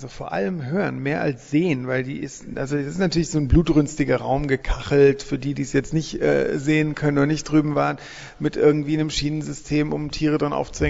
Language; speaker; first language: German; native; German